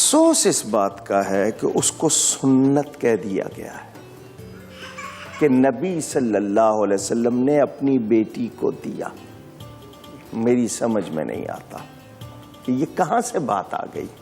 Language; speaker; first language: Urdu; native; Urdu